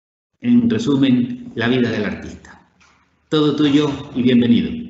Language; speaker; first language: Spanish; native; Spanish